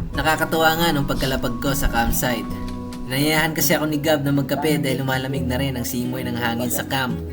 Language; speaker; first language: Filipino; non-native, local second language; Cebuano